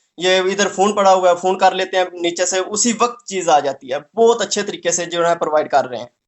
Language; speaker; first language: Urdu; non-native, local second language; Punjabi